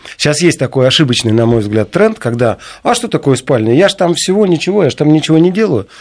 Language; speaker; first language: Russian; native; Russian